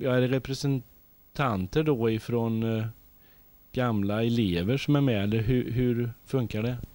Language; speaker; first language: Swedish; native; Swedish